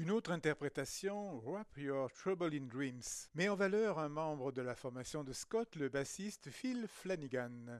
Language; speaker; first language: French; native; French